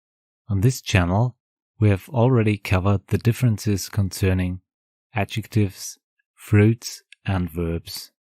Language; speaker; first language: English; non-native, fluent; German